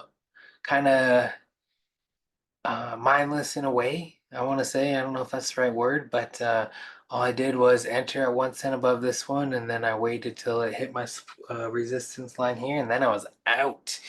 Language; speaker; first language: English; native; English